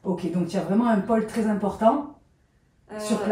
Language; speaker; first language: French; native; French